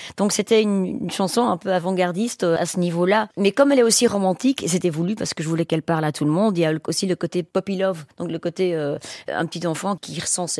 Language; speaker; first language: French; non-native, local second language; Dutch